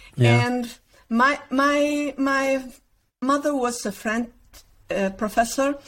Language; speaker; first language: English; non-native, learner; Spanish